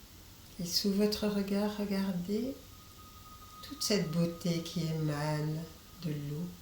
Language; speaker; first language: French; native; French